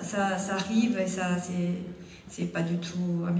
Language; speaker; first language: French; non-native, fluent; Italian